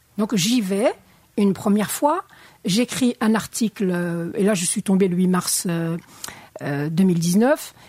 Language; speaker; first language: French; non-native, local second language; Arabic